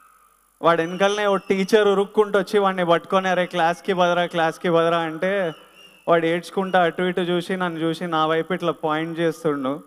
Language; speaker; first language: Telugu; native; Telugu